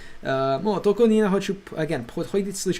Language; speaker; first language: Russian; non-native, learner; English